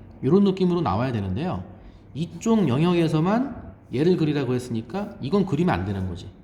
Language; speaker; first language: Korean; native; Korean